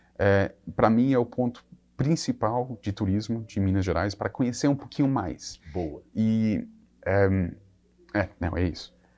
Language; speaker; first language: Portuguese; non-native, fluent; English